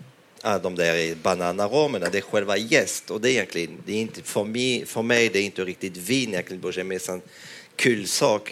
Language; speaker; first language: Swedish; non-native, fluent; French